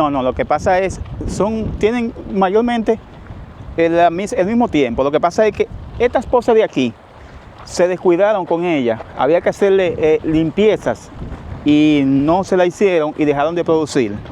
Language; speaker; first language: Spanish; native; Spanish